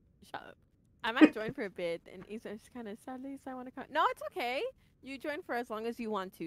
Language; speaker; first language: English; early bilingual, other home language; Spanish